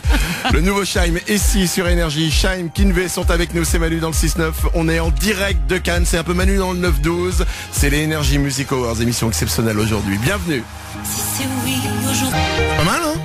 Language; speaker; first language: French; native; French